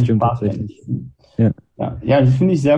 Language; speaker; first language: German; non-native, fluent; Hebrew